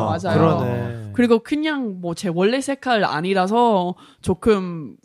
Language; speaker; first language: Korean; non-native, learner; English